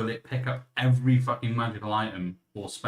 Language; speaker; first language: English; native; English